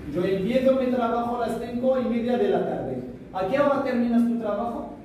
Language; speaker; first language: Spanish; non-native, fluent; Arabic